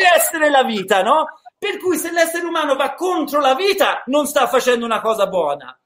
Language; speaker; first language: Italian; early bilingual, heritage; Italian